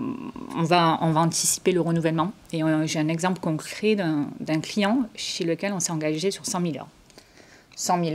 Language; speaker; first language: French; native; French